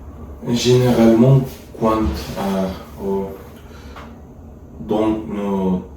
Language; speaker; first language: French; non-native, learner; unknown